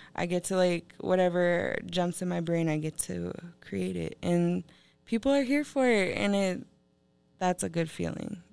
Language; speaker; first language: English; native; English